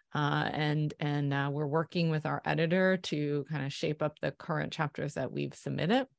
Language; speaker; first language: English; native; English